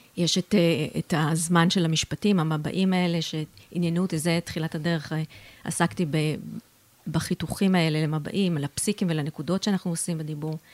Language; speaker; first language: Hebrew; native; Hebrew